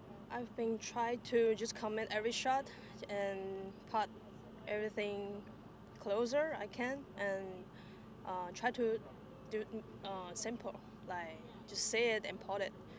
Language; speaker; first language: English; non-native, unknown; Chinese